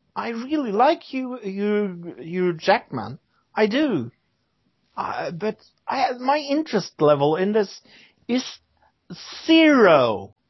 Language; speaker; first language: English; non-native, fluent; Norwegian